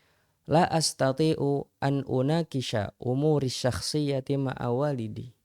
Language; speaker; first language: Arabic; non-native, fluent; Indonesian